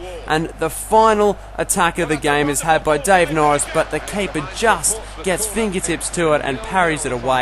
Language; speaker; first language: English; native; English